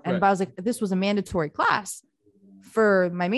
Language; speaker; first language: English; early bilingual, other home language; Albanian